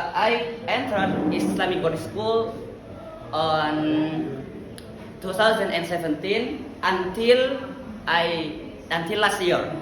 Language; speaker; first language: English; non-native, learner; Indonesian